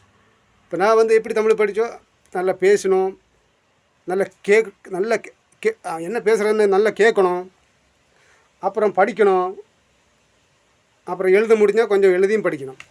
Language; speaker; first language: Tamil; non-native, local second language; Malayalam